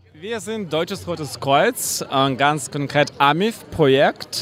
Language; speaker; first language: German; non-native, fluent; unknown